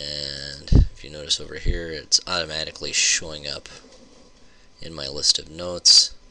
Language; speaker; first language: English; native; English